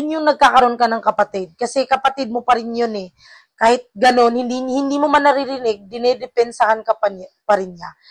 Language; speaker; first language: Filipino; non-native, local second language; Cebuano